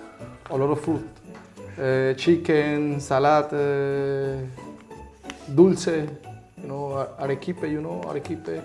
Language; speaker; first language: English; non-native, learner; Spanish